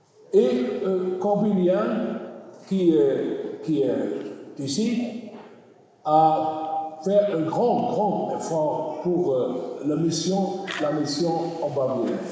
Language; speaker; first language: French; non-native, learner; German